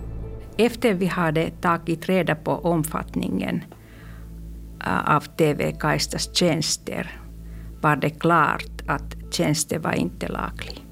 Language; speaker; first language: Swedish; non-native, local second language; Finnish